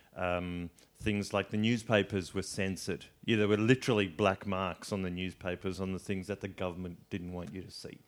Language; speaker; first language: English; native; English